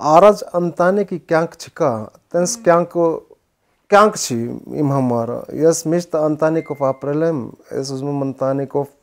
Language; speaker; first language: Armenian; non-native, learner; Hindi